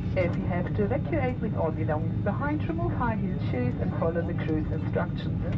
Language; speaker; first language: English; non-native, fluent; German